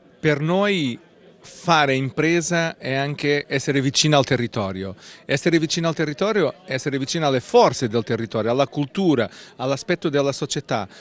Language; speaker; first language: Italian; non-native, fluent; Portuguese